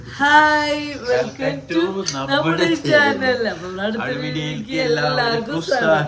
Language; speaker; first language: Malayalam; native; Malayalam